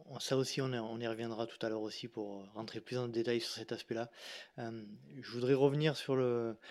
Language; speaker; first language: French; native; French